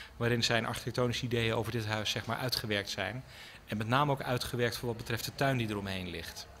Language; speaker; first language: Dutch; native; Dutch